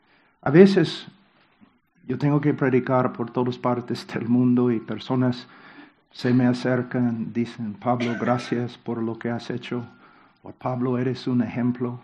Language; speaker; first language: Spanish; non-native, fluent; English